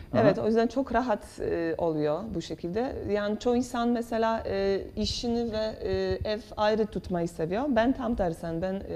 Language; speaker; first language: Turkish; non-native, fluent; Polish